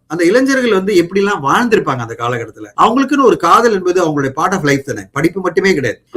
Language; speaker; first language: Tamil; non-native, local second language; Telugu